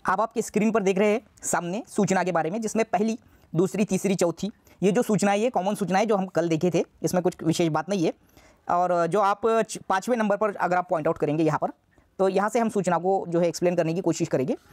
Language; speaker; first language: Hindi; non-native, local second language; Marathi